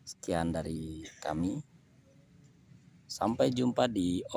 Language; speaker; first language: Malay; non-native, local second language; Sundanese